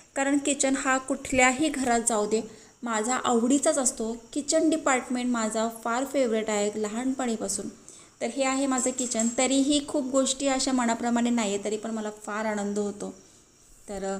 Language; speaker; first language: Marathi; native; Marathi